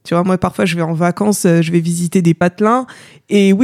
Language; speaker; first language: French; native; French